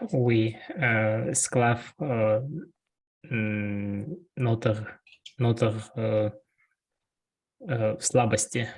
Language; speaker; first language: French; non-native, learner; Russian